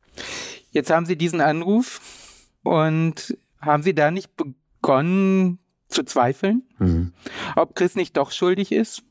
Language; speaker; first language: German; native; German